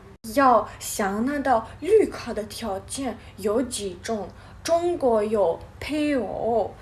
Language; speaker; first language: Chinese; non-native, fluent; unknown